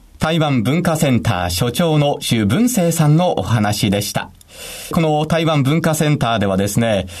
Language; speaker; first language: Japanese; native; Japanese